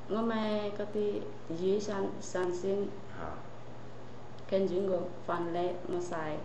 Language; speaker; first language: Cantonese; non-native, learner; Indonesian